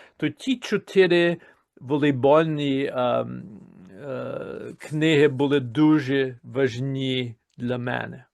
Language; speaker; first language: Ukrainian; early bilingual, heritage; Ukrainian